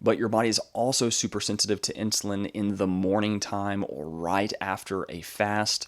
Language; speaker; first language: English; native; English